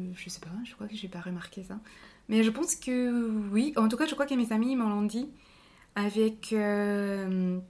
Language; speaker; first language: French; non-native, fluent; Spanish